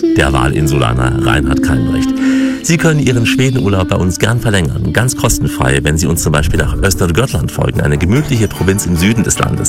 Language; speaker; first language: German; native; German